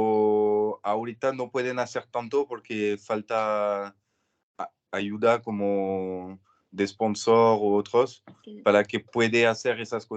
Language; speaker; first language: Spanish; non-native, learner; French